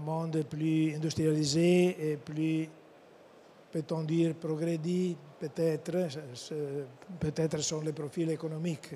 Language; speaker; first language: French; non-native, fluent; Italian